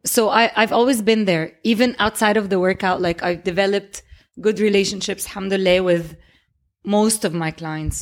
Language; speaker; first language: English; non-native, fluent; Arabic